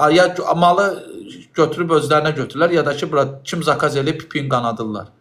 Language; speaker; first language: Azerbaijani; native; Azerbaijani